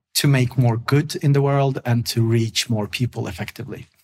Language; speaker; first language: English; non-native, fluent; Swedish